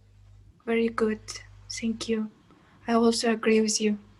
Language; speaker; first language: English; non-native, fluent; Kazakh